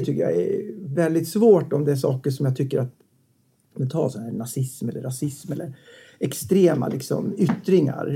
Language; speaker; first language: Swedish; native; Swedish